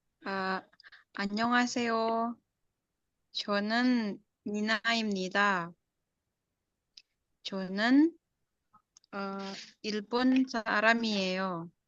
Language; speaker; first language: Korean; non-native, learner; Indonesian